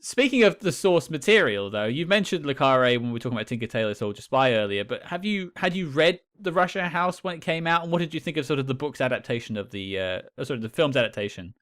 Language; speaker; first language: English; native; English